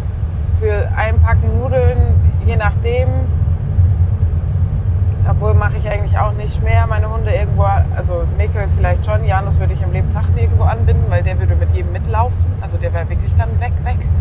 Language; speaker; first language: German; native; German